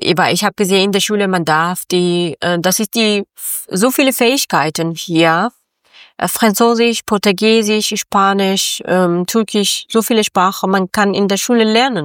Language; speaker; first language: German; non-native, learner; Persian